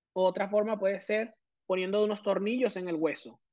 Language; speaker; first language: Spanish; native; Spanish